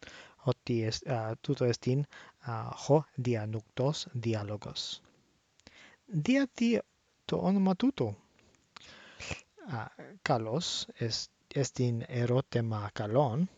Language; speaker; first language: Greek; non-native, learner; English